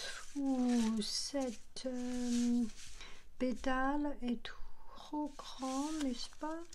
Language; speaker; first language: French; non-native, learner; Chinese